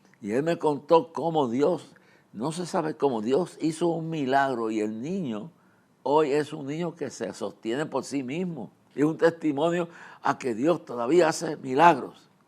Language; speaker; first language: Spanish; non-native, fluent; English